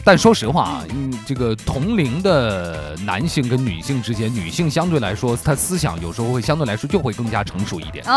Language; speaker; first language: Chinese; native; Chinese